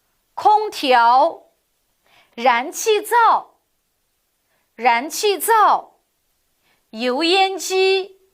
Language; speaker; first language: Chinese; non-native, fluent; Uyghur